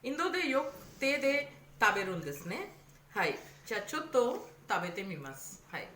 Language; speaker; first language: Japanese; non-native, fluent; Hindi